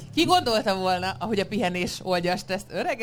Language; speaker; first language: Hungarian; native; Hungarian